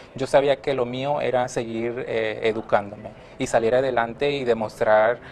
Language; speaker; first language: Spanish; early bilingual, heritage; Spanish